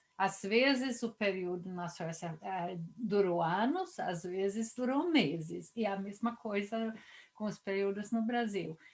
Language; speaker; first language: Portuguese; non-native, fluent; Swedish